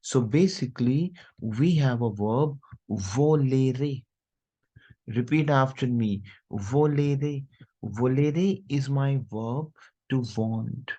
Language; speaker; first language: English; non-native, local second language; Hindi